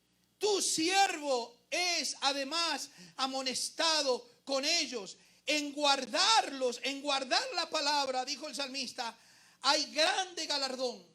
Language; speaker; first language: Spanish; native; Spanish